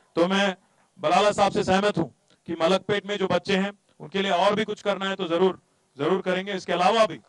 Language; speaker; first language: Hindi; non-native, local second language; Telugu